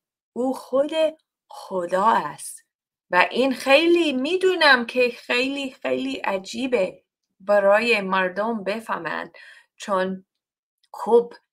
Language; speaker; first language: Persian; non-native, learner; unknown